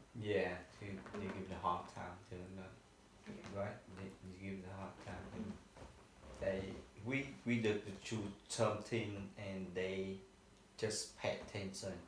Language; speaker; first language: English; non-native, learner; Vietnamese